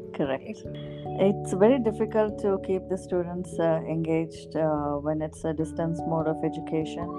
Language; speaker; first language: English; non-native, local second language; Kannada